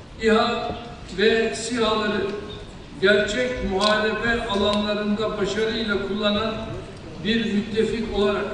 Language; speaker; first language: Turkish; native; Turkish